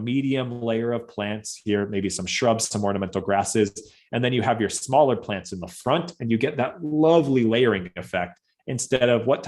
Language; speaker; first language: English; native; English